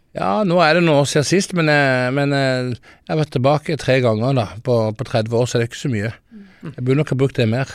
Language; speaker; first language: Norwegian; early bilingual, heritage; Norwegian